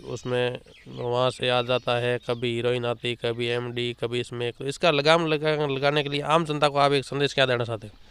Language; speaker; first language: Hindi; native; Hindi